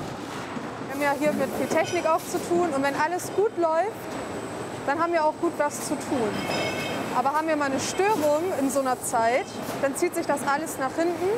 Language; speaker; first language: German; native; German